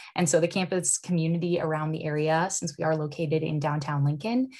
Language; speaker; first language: English; native; English